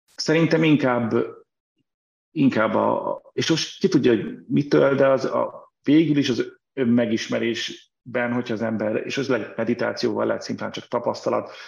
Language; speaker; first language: Hungarian; native; Hungarian